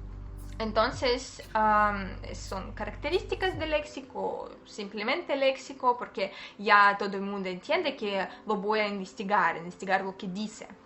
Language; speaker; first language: Spanish; non-native, fluent; Russian